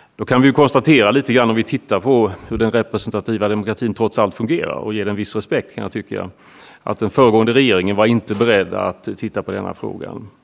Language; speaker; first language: Swedish; native; Swedish